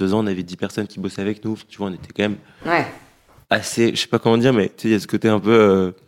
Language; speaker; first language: French; native; French